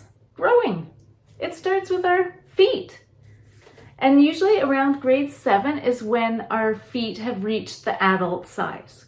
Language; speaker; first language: English; native; English